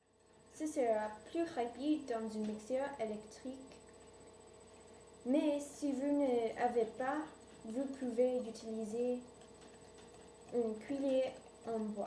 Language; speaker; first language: French; non-native, learner; English